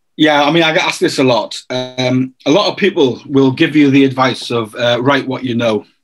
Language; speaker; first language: English; native; English